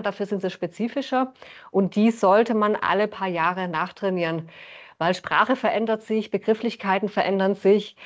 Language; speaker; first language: German; native; German